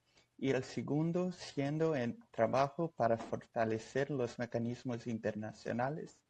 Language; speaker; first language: Spanish; non-native, fluent; Portuguese